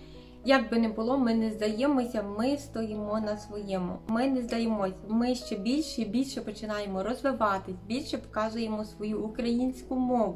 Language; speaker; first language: Ukrainian; native; Ukrainian